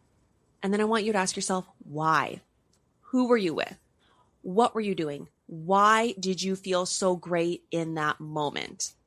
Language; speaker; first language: English; native; English